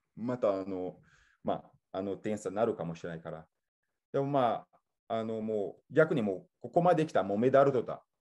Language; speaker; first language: Japanese; non-native, fluent; Portuguese